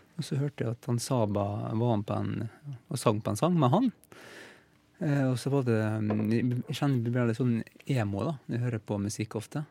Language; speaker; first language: Norwegian; native; Norwegian